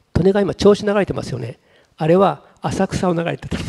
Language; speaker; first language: Japanese; native; Japanese